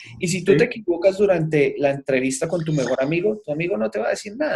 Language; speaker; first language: Spanish; native; Spanish